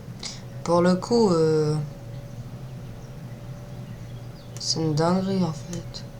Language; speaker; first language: French; native; French